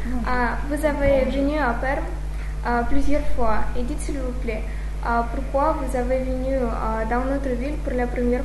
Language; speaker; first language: French; non-native, learner; Russian